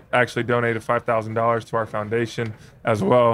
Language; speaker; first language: English; native; English